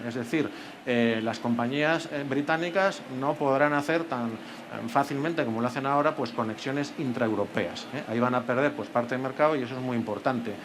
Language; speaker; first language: Spanish; native; Spanish